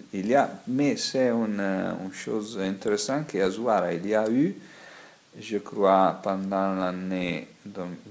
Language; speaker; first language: French; non-native, fluent; Italian